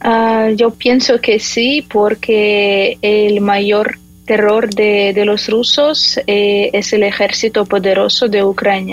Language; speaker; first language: Spanish; non-native, fluent; Ukrainian